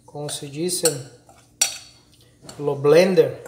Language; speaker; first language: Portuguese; non-native, learner; Spanish